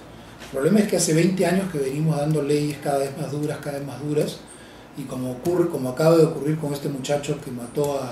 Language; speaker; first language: Spanish; native; Spanish